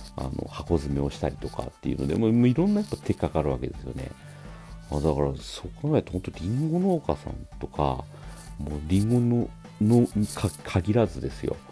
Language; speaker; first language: Japanese; native; Japanese